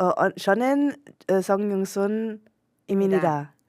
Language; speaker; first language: Korean; non-native, learner; German